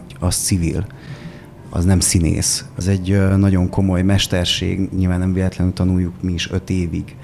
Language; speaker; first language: Hungarian; native; Hungarian